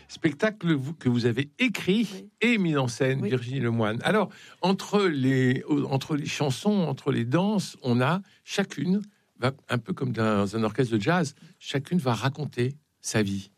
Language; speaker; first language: French; native; French